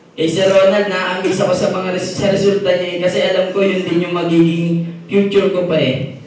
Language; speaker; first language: Filipino; native; Filipino